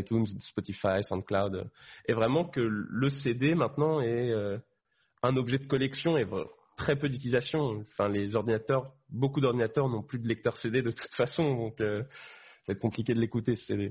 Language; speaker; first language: French; native; French